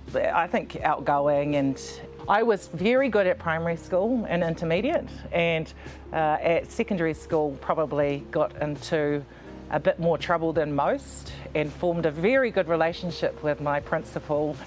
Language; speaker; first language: English; native; English